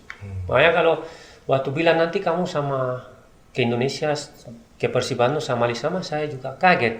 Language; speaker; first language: Indonesian; non-native, learner; Spanish